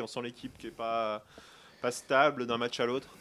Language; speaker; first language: French; native; French